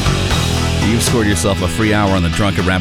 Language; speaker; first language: English; native; English